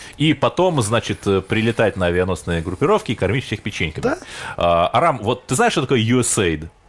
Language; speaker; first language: Russian; native; Russian